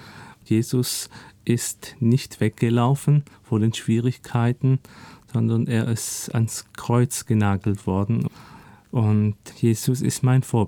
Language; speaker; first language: German; early bilingual, other home language; Turkish